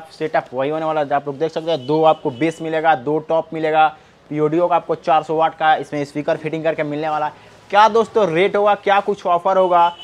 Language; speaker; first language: Hindi; native; Hindi